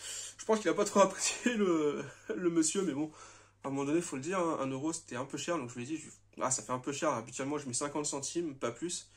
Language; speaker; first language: French; native; French